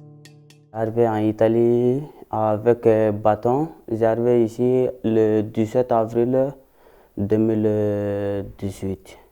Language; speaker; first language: French; non-native, learner; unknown